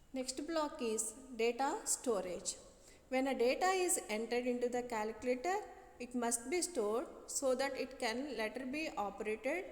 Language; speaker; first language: English; non-native, local second language; Telugu